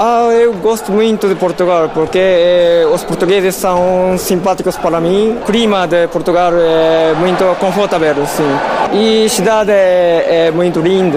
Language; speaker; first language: Portuguese; non-native, learner; Japanese